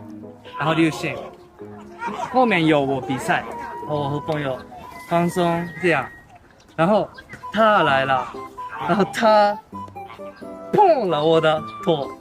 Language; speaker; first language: Chinese; non-native, learner; Japanese